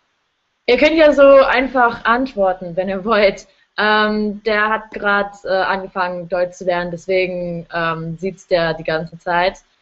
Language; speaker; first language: German; non-native, fluent; English